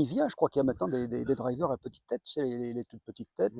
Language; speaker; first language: French; native; French